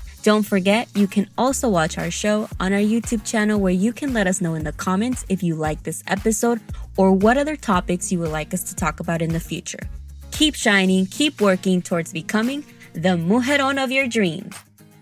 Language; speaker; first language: English; early bilingual, other home language; Spanish